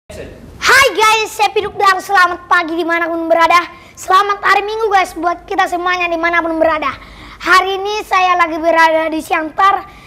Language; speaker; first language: Indonesian; native; Indonesian